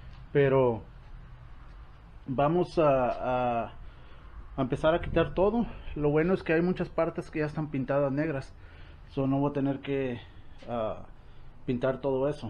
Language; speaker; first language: Spanish; early bilingual, heritage; Spanish